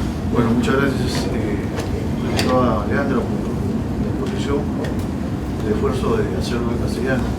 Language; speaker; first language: Spanish; native; Spanish